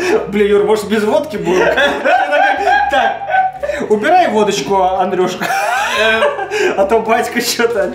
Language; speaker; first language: Russian; native; Russian